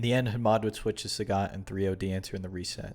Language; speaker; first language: English; native; English